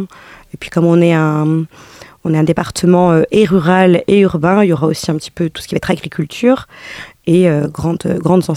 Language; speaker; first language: French; native; French